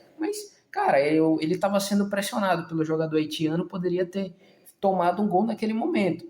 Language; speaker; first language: Portuguese; native; Portuguese